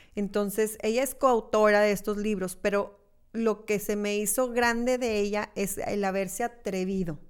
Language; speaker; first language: Spanish; native; Spanish